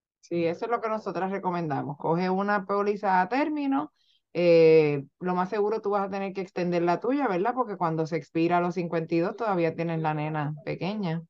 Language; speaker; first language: Spanish; native; Spanish